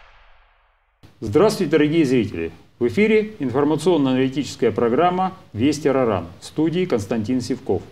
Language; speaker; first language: Russian; native; Russian